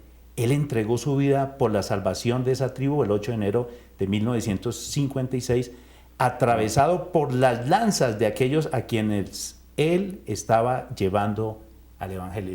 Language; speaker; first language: Spanish; native; Spanish